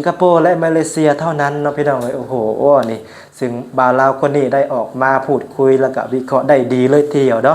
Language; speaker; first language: Thai; non-native, local second language; Lao